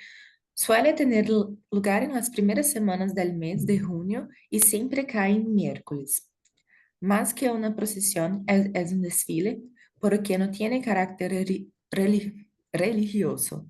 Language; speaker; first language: Spanish; non-native, learner; Portuguese